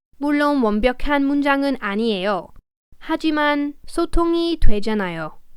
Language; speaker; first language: Korean; non-native, fluent; English